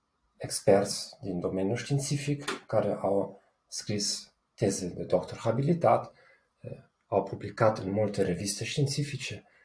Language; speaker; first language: Romanian; non-native, fluent; German